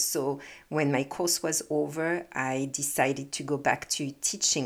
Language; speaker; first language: English; non-native, fluent; French